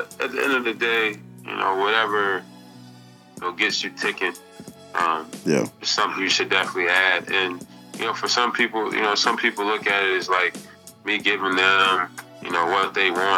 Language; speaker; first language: English; native; English